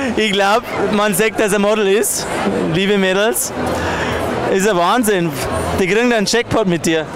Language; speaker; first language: German; native; German